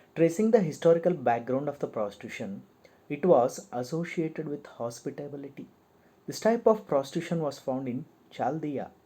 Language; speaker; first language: English; non-native, local second language; Kannada